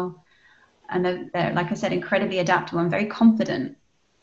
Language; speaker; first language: English; native; English